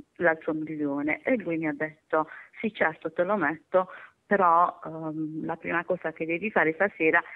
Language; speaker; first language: Italian; native; Italian